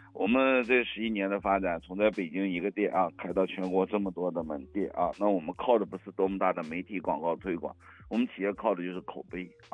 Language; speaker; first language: Chinese; native; Chinese